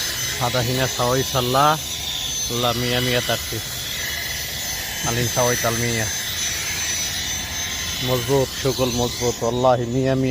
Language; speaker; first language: Arabic; non-native, learner; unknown